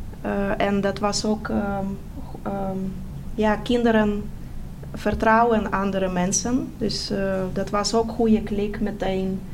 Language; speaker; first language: Dutch; non-native, fluent; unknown